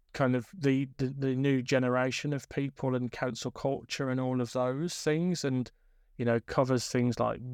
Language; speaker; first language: English; native; English